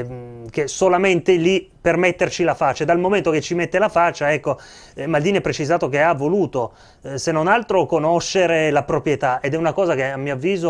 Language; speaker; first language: Italian; native; Italian